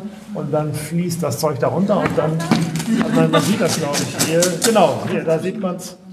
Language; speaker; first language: German; native; German